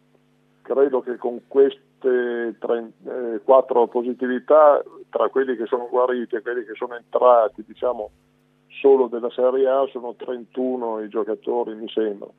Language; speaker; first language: Italian; native; Italian